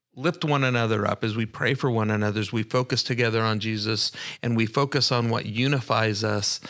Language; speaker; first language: English; native; English